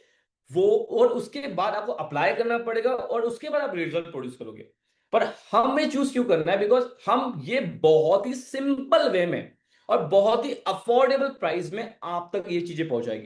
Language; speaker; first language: Hindi; native; Hindi